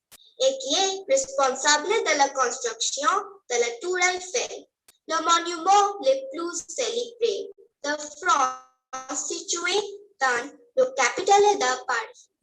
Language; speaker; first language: French; non-native, learner; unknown